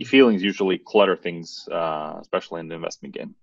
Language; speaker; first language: English; non-native, fluent; Norwegian